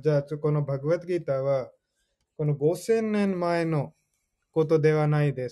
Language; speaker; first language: Japanese; non-native, fluent; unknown